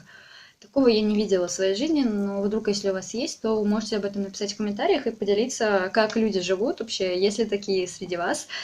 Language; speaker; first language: Russian; native; Russian